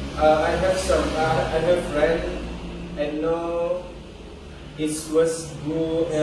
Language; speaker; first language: English; non-native, learner; Indonesian